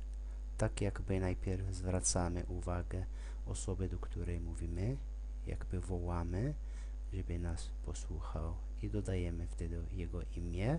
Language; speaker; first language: Polish; non-native, fluent; Arabic